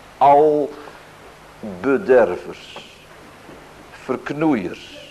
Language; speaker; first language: Dutch; native; Dutch